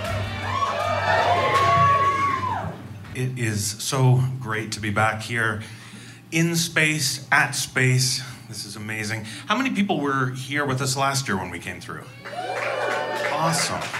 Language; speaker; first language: English; native; English